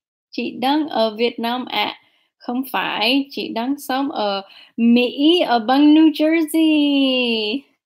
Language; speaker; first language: Vietnamese; non-native, learner; English